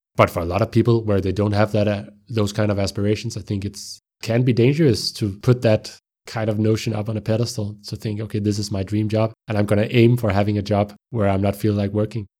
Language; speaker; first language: English; non-native, fluent; Danish